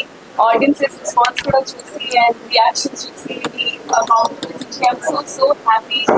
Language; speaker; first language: Telugu; non-native, learner; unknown